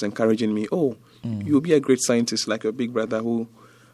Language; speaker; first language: English; non-native, local second language; Ga